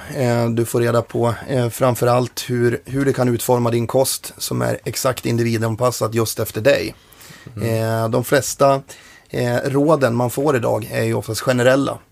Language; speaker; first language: Swedish; native; Swedish